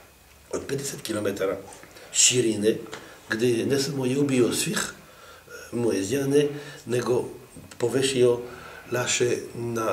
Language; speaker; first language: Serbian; non-native, fluent; French